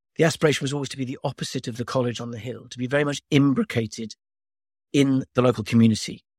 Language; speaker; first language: English; native; English